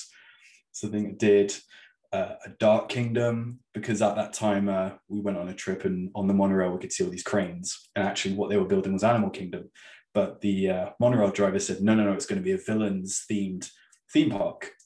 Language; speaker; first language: English; native; English